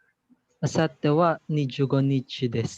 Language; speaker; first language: Japanese; non-native, learner; Filipino